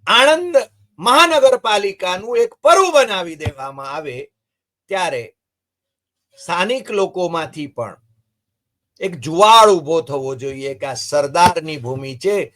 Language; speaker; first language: Gujarati; native; Gujarati